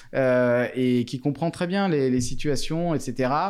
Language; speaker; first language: French; native; French